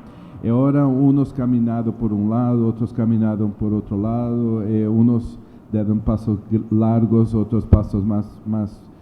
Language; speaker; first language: Spanish; non-native, learner; Portuguese